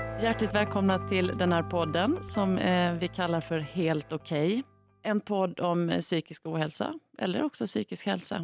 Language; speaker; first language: Swedish; native; Swedish